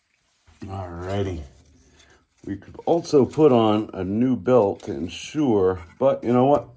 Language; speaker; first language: English; native; English